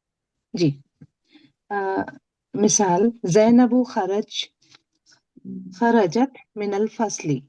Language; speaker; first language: Arabic; non-native, learner; Urdu